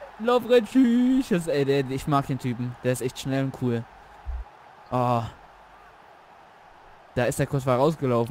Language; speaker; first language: German; native; German